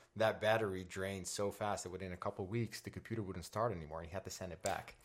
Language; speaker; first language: English; non-native, fluent; Dutch